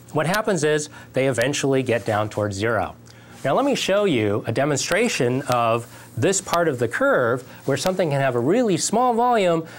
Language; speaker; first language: English; native; English